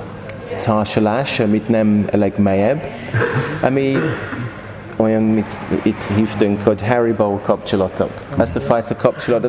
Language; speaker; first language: Hungarian; non-native, learner; English